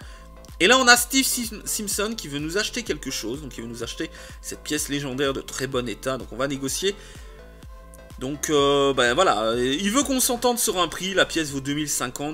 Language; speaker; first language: French; native; French